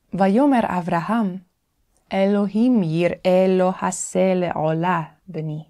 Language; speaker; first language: Hebrew; non-native, fluent; English